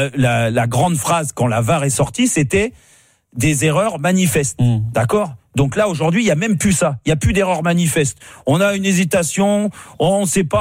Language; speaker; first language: French; native; French